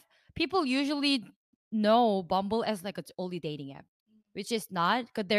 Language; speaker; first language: English; non-native, fluent; Korean